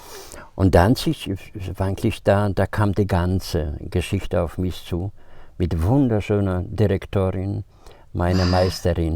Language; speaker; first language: German; non-native, fluent; Polish